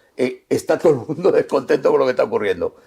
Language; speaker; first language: Spanish; native; Spanish